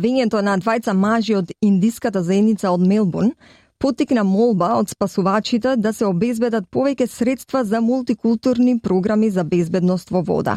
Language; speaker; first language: Macedonian; native; Macedonian